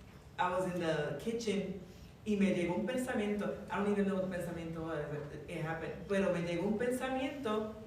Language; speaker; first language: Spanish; early bilingual, heritage; English